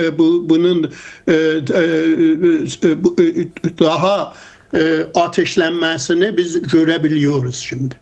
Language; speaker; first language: Turkish; non-native, fluent; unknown